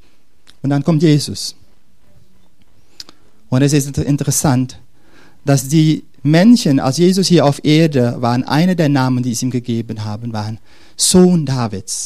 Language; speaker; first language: German; non-native, fluent; Dutch